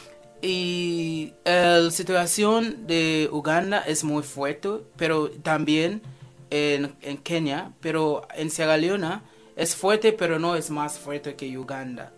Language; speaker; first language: Spanish; non-native, fluent; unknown